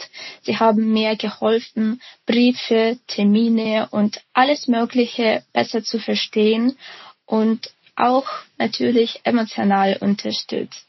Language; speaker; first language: German; non-native, fluent; Ukrainian